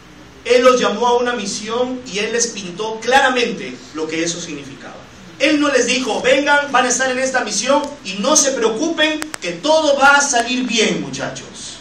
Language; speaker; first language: Spanish; native; Spanish